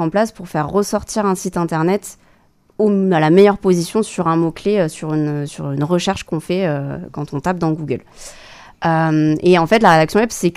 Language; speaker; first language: French; native; French